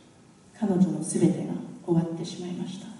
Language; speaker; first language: Japanese; non-native, fluent; English